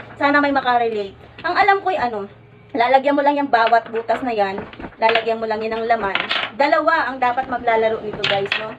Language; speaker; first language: Filipino; native; Filipino